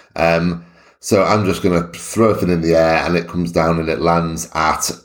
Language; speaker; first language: English; native; English